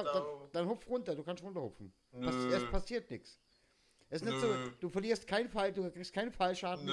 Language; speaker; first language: German; native; German